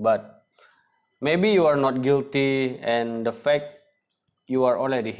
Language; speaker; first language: English; non-native, learner; Indonesian